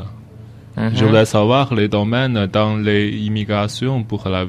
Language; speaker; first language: French; non-native, learner; Chinese